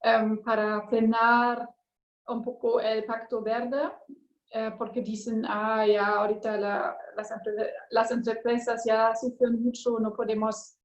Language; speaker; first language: Spanish; non-native, learner; German